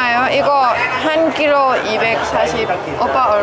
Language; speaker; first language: Korean; non-native, learner; Thai